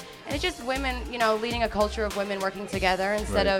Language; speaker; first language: English; native; English